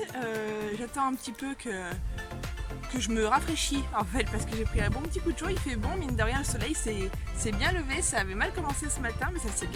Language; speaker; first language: French; native; French